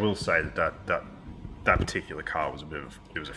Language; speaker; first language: English; native; English